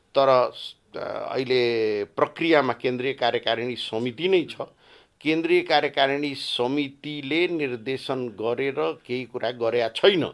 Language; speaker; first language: Nepali; non-native, local second language; Bhojpuri